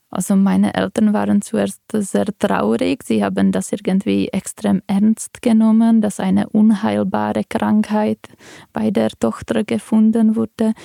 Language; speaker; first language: German; non-native, fluent; Czech